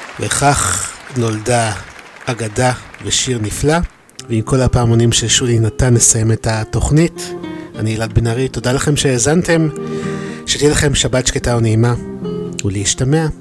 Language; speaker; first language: Hebrew; native; Hebrew